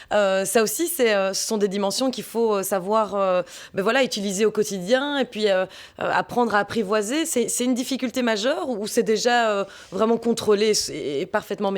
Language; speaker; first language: French; native; French